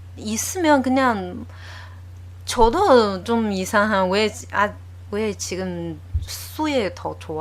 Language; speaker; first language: Korean; non-native, learner; Chinese